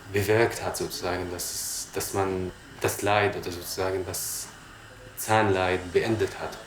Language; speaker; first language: German; non-native, fluent; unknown